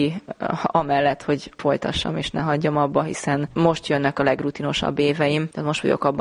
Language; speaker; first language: Hungarian; native; Hungarian